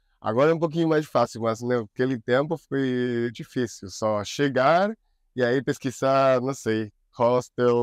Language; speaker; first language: Portuguese; non-native, learner; Spanish